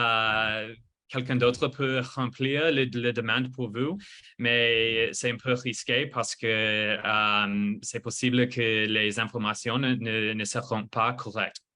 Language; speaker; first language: French; non-native, fluent; English